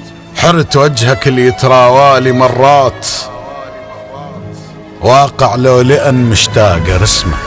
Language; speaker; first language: Arabic; native; Arabic